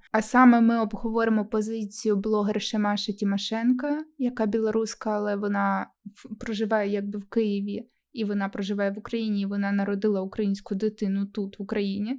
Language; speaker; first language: Ukrainian; native; Ukrainian